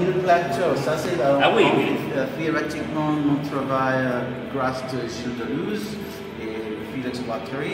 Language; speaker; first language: French; non-native, fluent; English